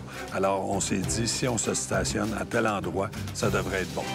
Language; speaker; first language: French; native; French